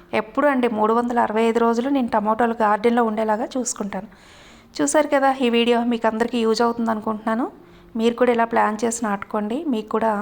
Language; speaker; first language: Telugu; native; Telugu